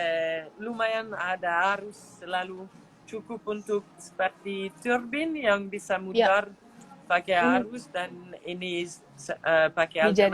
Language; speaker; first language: Indonesian; non-native, fluent; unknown